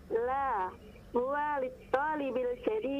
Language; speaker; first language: Arabic; non-native, learner; Indonesian